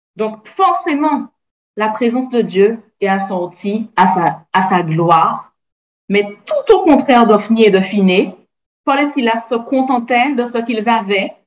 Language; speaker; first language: French; native; French